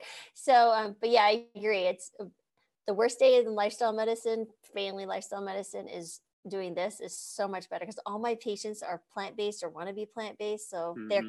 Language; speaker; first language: English; native; English